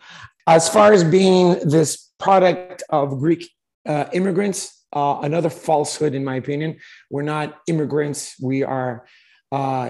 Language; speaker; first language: English; native; English